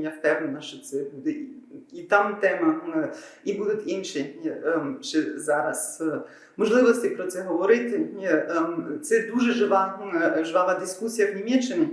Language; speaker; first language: Ukrainian; non-native, fluent; German